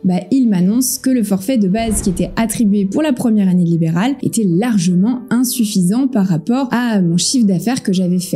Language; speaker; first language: French; native; French